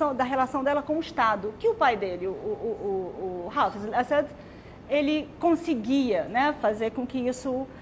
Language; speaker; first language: Portuguese; non-native, fluent; Arabic